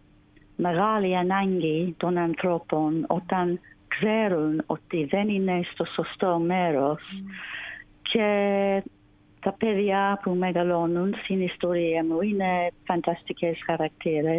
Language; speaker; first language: Greek; non-native, learner; English